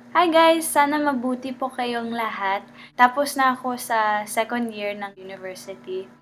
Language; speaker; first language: Filipino; early bilingual, heritage; Filipino